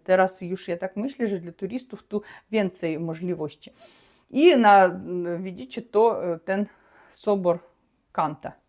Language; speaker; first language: Polish; non-native, learner; Russian